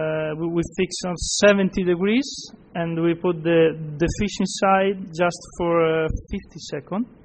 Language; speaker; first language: English; non-native, fluent; Italian